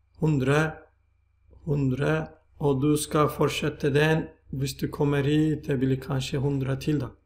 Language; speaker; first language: Swedish; non-native, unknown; Turkish